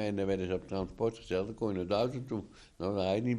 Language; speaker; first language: Dutch; native; Dutch